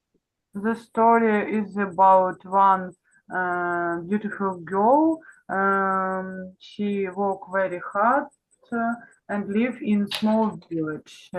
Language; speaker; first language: English; non-native, learner; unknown